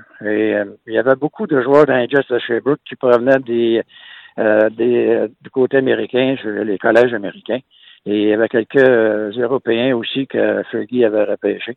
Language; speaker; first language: French; native; French